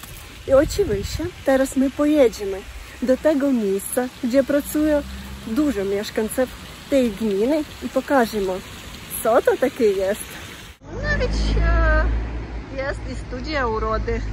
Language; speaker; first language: Polish; non-native, learner; Russian